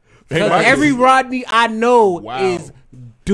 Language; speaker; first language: English; native; English